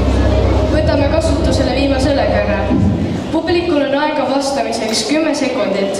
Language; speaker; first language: Estonian; native; Estonian